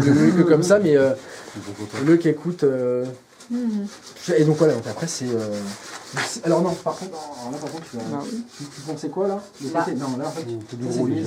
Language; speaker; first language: French; native; French